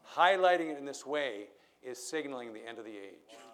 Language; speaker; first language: English; native; English